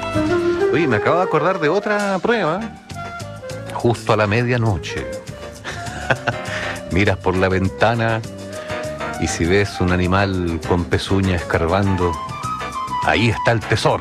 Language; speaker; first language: Spanish; native; Spanish